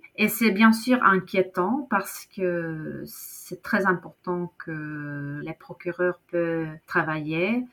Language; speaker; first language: French; non-native, fluent; Norwegian